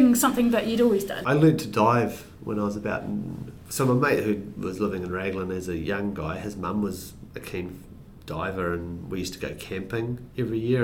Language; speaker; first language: English; native; English